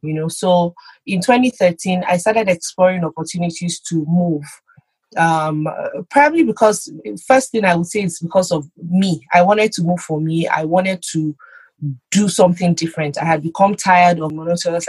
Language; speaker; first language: English; non-native, local second language; Yoruba